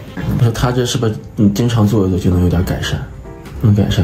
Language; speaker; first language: Chinese; native; Chinese